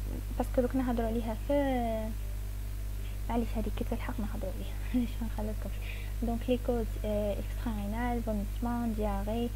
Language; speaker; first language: French; non-native, local second language; Arabic